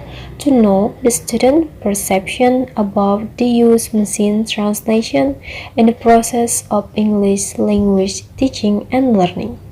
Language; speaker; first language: English; non-native, learner; Indonesian